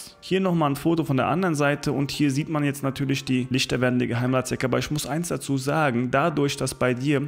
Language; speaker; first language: German; native; German